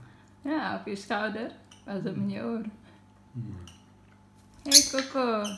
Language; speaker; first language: Dutch; non-native, learner; Filipino